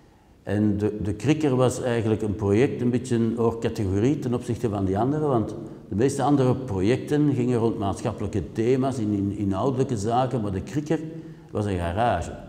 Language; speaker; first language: Dutch; native; Dutch